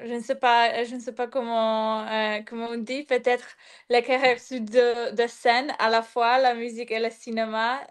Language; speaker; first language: French; non-native, fluent; Polish